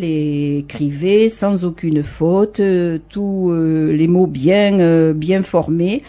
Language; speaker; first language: French; native; French